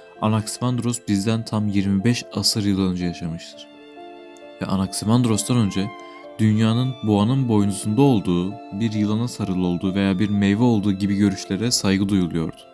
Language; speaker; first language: Turkish; native; Turkish